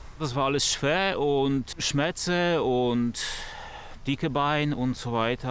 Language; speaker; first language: German; non-native, learner; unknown